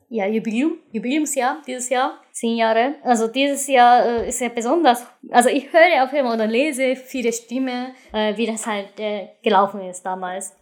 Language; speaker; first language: German; non-native, fluent; Japanese